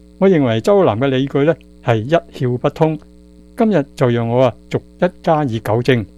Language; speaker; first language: Chinese; non-native, local second language; Cantonese